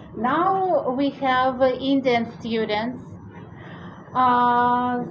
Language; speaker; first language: English; non-native, fluent; Russian